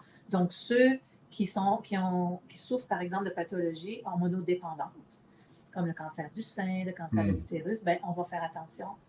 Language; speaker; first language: French; native; French